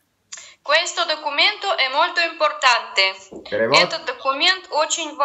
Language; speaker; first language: Italian; non-native, learner; Russian